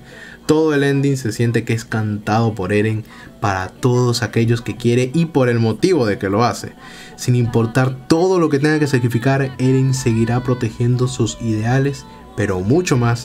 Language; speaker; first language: Spanish; native; Spanish